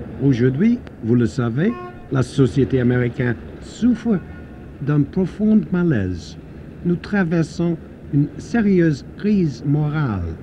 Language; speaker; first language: French; non-native, fluent; English